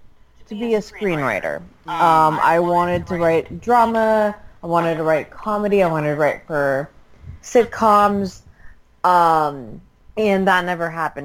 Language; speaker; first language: English; early bilingual, other home language; Filipino